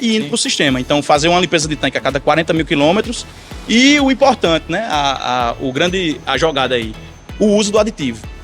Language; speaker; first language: Portuguese; native; Portuguese